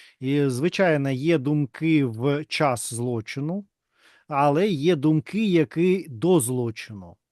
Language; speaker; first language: Ukrainian; non-native, learner; Russian